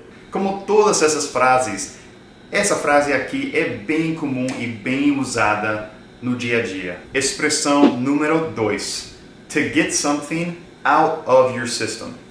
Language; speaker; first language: Portuguese; non-native, fluent; English